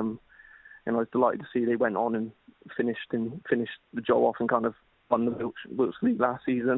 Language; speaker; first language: English; native; English